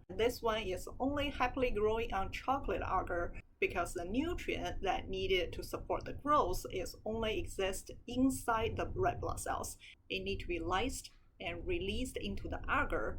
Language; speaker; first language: English; non-native, fluent; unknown